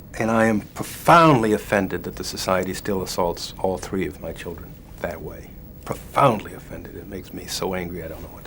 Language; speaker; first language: English; native; English